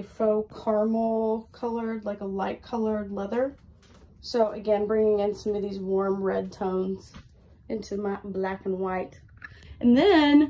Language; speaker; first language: English; native; English